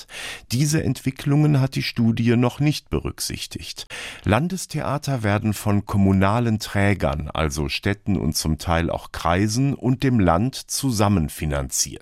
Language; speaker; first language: German; native; German